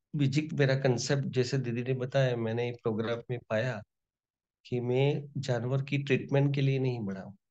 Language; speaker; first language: Hindi; non-native, local second language; Gujarati